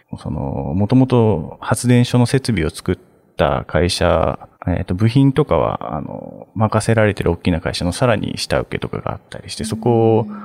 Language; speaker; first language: Japanese; native; Japanese